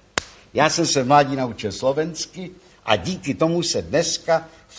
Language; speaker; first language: Czech; native; Czech